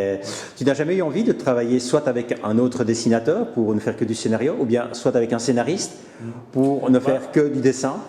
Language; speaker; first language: French; native; French